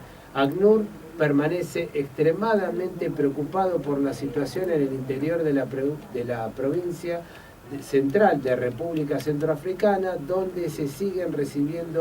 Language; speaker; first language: Spanish; native; Spanish